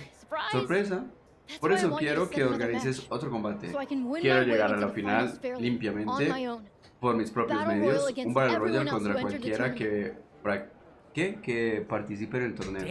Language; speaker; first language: Spanish; native; Spanish